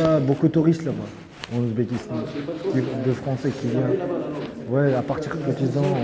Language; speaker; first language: French; non-native, learner; Uzbek